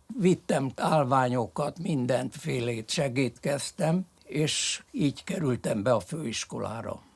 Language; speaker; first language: Hungarian; early bilingual, other home language; French